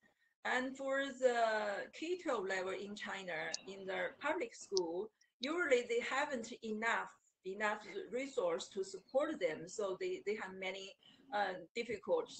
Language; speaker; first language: English; non-native, learner; Chinese